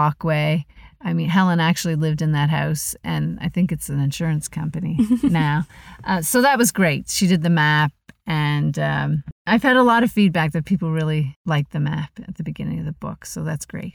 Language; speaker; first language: English; native; English